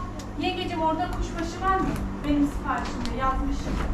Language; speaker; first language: Turkish; native; Turkish